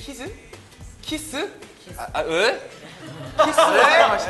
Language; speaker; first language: Japanese; non-native, fluent; Korean